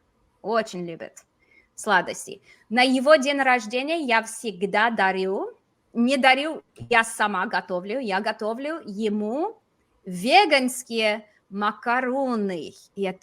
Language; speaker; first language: Russian; non-native, fluent; English